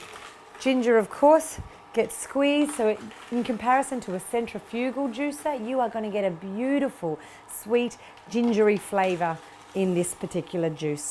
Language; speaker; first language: English; native; English